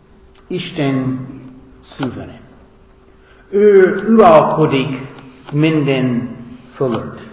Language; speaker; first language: Hungarian; non-native, fluent; English